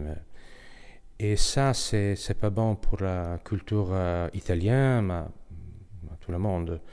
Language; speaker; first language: French; non-native, learner; Italian